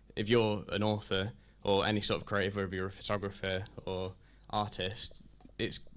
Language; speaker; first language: English; native; English